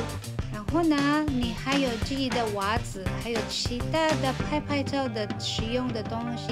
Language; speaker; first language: Chinese; non-native, learner; Filipino